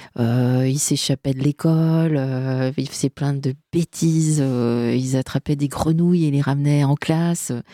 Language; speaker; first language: French; native; French